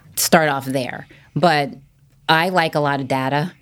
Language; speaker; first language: English; native; English